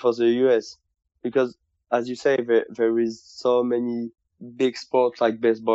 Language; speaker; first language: English; non-native, fluent; French